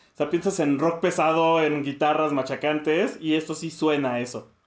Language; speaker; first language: Spanish; native; Spanish